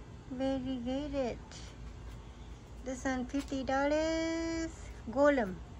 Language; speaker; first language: English; non-native, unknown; Vietnamese